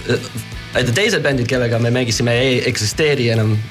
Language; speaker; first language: Estonian; non-native, learner; English